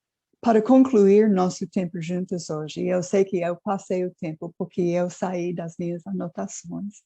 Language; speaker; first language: Portuguese; non-native, fluent; English